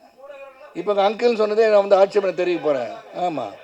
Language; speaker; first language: Tamil; native; Tamil